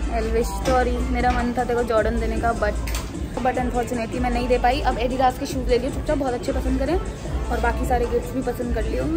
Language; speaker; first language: Hindi; native; Hindi